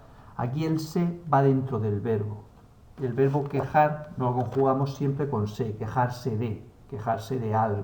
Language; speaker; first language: Spanish; native; Spanish